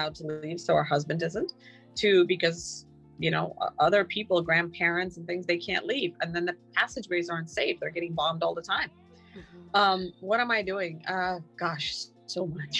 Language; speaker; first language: English; non-native, fluent; Ukrainian